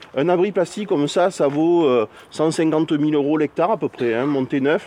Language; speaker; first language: French; native; French